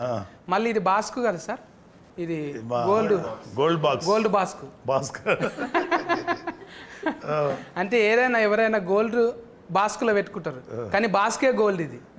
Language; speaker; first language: Telugu; native; Telugu